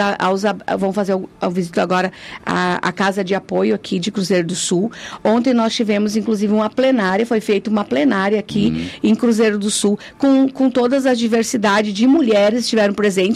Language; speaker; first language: Portuguese; native; Portuguese